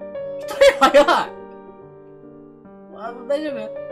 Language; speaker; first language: Japanese; native; Japanese